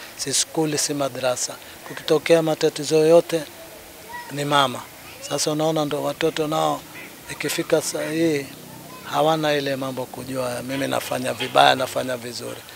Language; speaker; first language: Swahili; native; Swahili